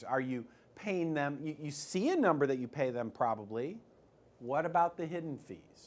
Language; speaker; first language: English; native; English